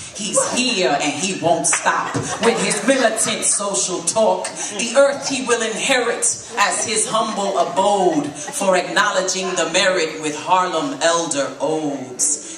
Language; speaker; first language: English; early bilingual, other home language; Spanish